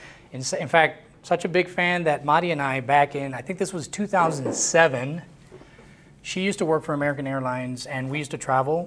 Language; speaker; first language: English; non-native, local second language; Spanish